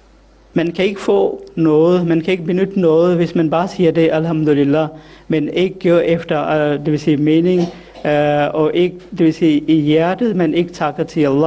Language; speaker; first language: Danish; non-native, fluent; Urdu